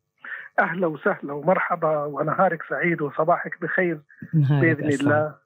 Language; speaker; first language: Arabic; native; Arabic